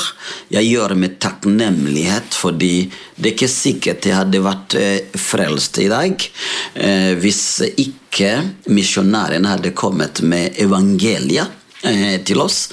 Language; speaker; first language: Norwegian; non-native, fluent; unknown